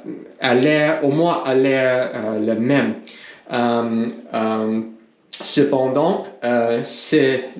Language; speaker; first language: French; non-native, learner; English